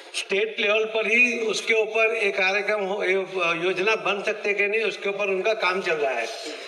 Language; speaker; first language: Hindi; non-native, local second language; Marathi